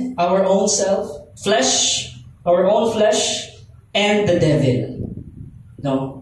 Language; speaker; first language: English; non-native, local second language; Filipino